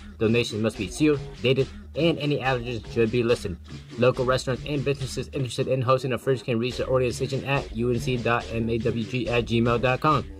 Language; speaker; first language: English; early bilingual, other home language; Spanish